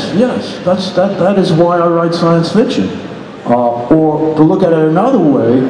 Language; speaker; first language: English; native; English